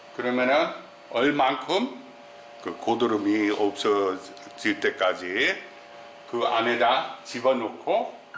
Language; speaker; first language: Korean; non-native, fluent; German